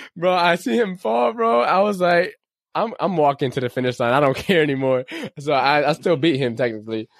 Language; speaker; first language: English; native; English